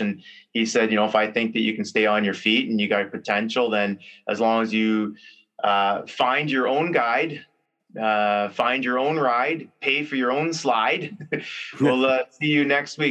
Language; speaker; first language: English; native; English